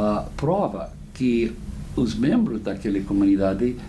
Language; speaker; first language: Portuguese; non-native, fluent; English